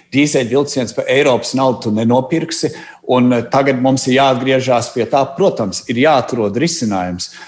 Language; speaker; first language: Latvian; early bilingual, heritage; Latvian